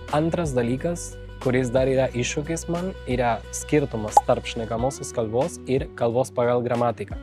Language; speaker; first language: Lithuanian; non-native, fluent; Spanish